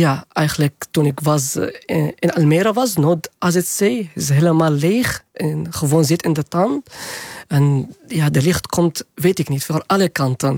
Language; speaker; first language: Dutch; non-native, learner; Arabic